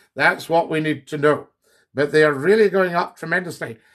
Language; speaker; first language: English; native; English